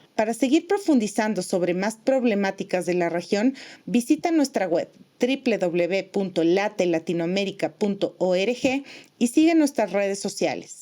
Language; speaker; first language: Spanish; native; Spanish